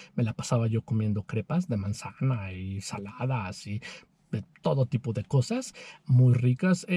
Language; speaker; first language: Spanish; native; Spanish